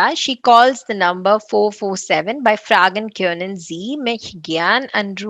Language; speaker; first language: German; non-native, fluent; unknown